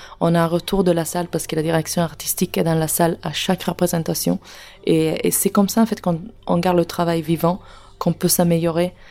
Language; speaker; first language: French; non-native, fluent; Italian